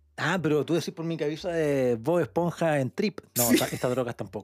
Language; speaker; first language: Spanish; native; Spanish